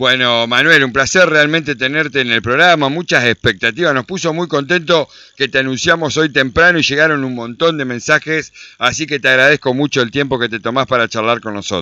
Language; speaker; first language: Spanish; native; Spanish